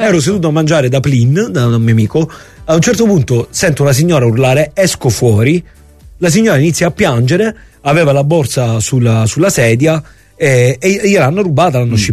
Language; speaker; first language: Italian; native; Italian